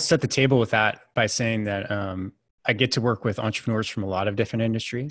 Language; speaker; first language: English; native; English